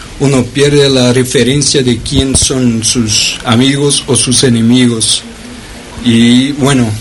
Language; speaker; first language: Spanish; non-native, fluent; Portuguese